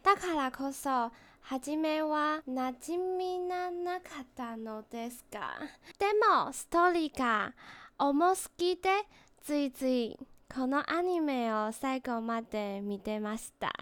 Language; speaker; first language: Japanese; non-native, learner; Chinese